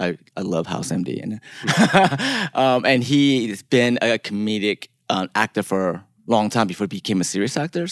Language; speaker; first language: English; early bilingual, other home language; Korean